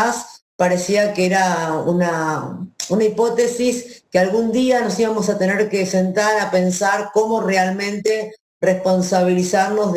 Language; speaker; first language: Spanish; native; Spanish